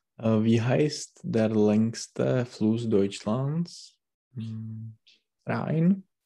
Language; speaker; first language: German; non-native, learner; Czech